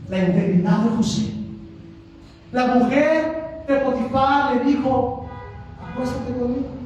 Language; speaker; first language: Spanish; native; Spanish